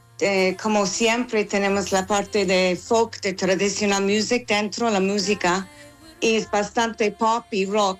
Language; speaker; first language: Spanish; non-native, learner; English